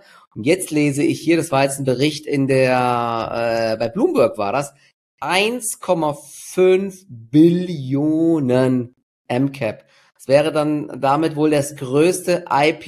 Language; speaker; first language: German; native; German